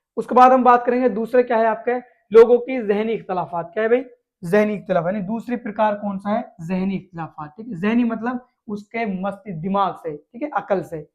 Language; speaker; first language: Hindi; native; Hindi